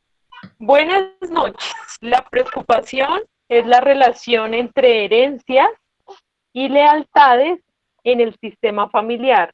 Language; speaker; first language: Spanish; native; Spanish